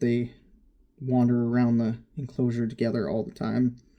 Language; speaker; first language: English; native; English